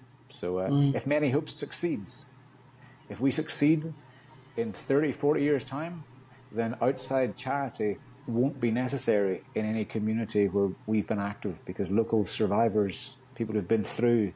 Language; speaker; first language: English; native; English